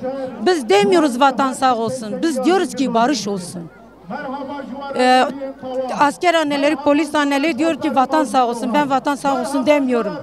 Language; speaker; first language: Turkish; non-native, local second language; Kurdish